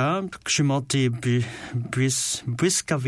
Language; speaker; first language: Polish; non-native, learner; Chinese